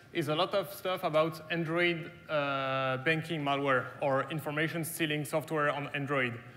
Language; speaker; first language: English; non-native, fluent; German